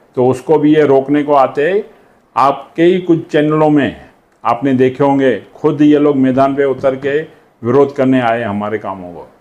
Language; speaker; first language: Hindi; non-native, local second language; Sindhi